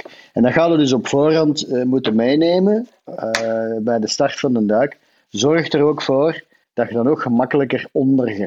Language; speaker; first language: Dutch; native; Dutch